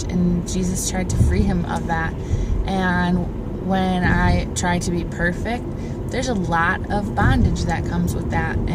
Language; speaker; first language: English; native; English